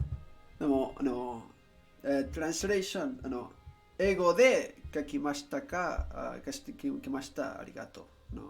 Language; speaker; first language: Japanese; non-native, learner; Spanish